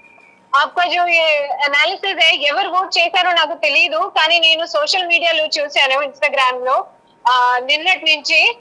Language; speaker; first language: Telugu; non-native, learner; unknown